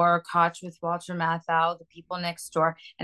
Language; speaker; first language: English; native; English